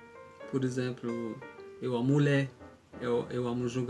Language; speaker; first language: Portuguese; non-native, fluent; Arabic